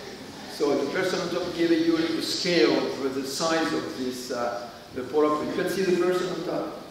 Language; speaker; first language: English; non-native, learner; French